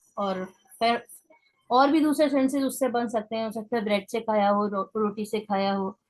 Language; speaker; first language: Urdu; native; Urdu